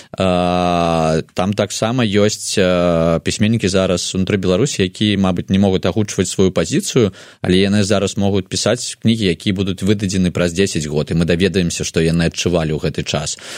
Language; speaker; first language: Belarusian; non-native, local second language; Russian